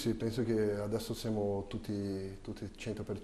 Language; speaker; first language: Italian; non-native, fluent; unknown